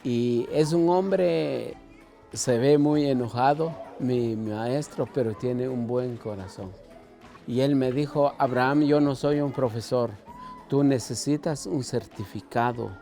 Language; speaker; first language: Spanish; non-native, local second language; Kʼicheʼ